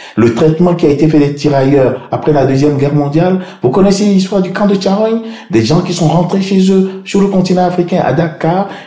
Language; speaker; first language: French; native; French